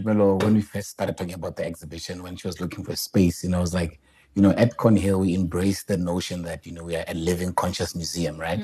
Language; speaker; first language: English; non-native, local second language; Northern Sotho